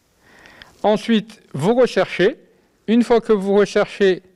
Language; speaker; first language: French; native; French